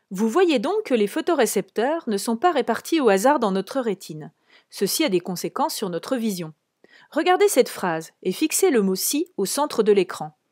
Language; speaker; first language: French; native; French